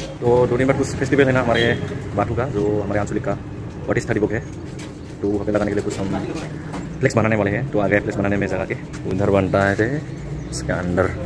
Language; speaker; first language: Hindi; non-native, local second language; Bodo